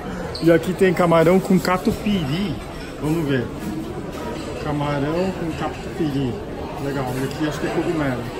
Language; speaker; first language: Portuguese; non-native, fluent; Japanese